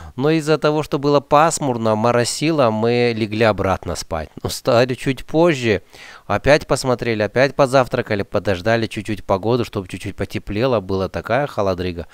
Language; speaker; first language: Russian; non-native, fluent; Azerbaijani